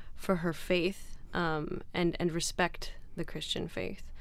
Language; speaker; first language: English; non-native, fluent; Arabic